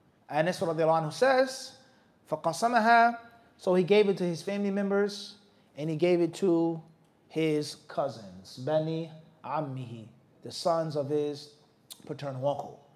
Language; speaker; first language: English; native; English